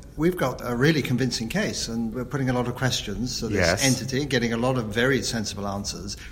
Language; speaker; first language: English; native; English